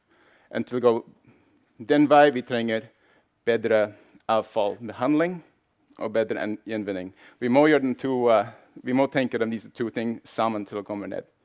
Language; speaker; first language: Norwegian; non-native, fluent; English